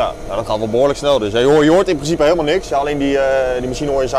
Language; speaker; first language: Dutch; native; Dutch